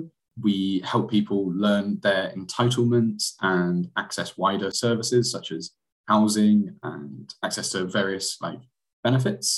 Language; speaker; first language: English; native; English